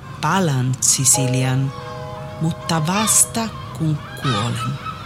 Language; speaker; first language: Finnish; non-native, learner; Italian